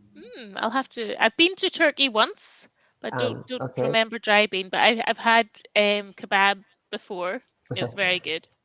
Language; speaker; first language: English; native; English